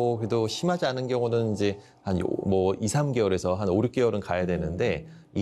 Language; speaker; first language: Korean; native; Korean